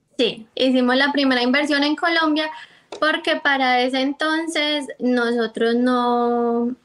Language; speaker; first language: Spanish; native; Spanish